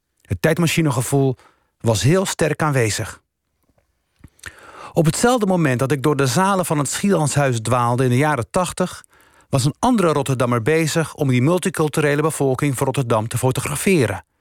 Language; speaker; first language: Dutch; early bilingual, other home language; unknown